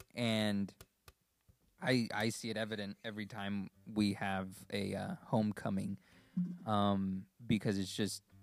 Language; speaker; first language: English; native; English